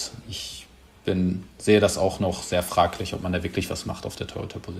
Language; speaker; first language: German; native; German